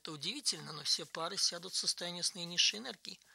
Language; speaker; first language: Russian; native; Russian